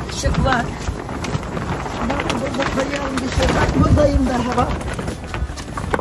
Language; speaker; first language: Turkish; non-native, local second language; Arabic